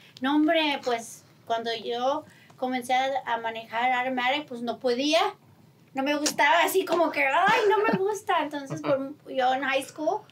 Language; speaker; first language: Spanish; early bilingual, heritage; Spanish